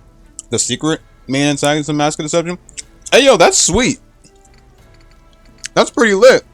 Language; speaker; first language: English; native; English